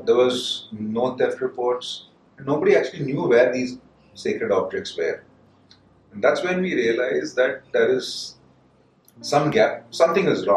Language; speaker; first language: English; non-native, local second language; Tamil